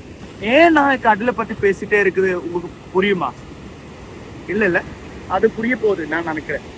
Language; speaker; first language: Tamil; non-native, learner; Malayalam